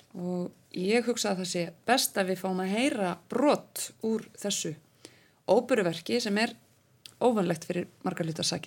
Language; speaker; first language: Icelandic; native; Icelandic